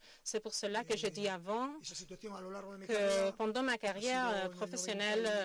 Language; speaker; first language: French; non-native, fluent; Spanish